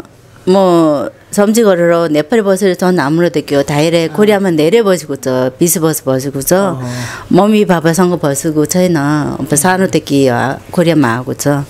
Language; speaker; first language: Nepali; non-native, learner; Korean